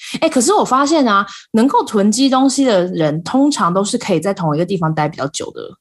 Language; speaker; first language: Chinese; native; Chinese